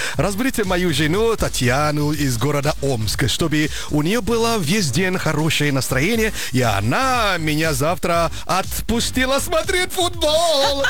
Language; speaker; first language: Russian; non-native, fluent; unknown